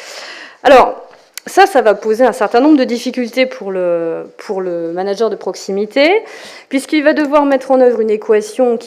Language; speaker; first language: French; native; French